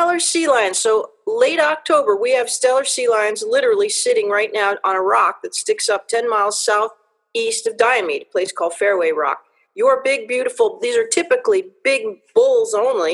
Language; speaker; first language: English; native; English